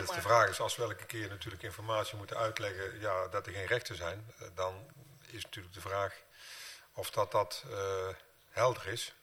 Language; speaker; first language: Dutch; native; Dutch